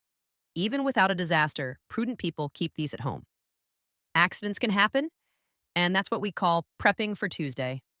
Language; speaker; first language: English; native; English